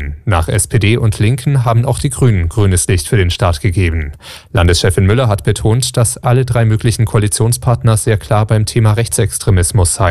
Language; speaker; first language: German; native; German